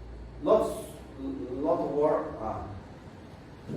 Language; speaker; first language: English; non-native, fluent; Chinese